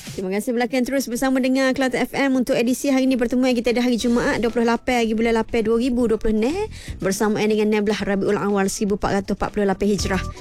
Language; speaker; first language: Malay; native; Malay